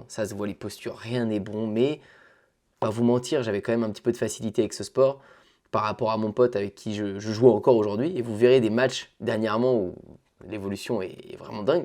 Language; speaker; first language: French; native; French